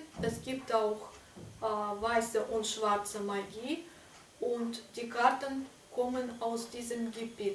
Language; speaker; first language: German; non-native, fluent; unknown